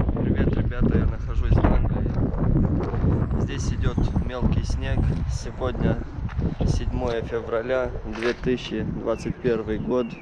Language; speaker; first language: Russian; non-native, fluent; Romanian